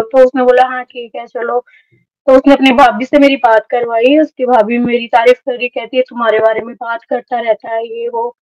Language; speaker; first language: Hindi; native; Hindi